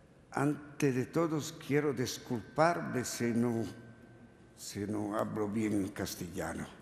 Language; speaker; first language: Spanish; non-native, learner; Italian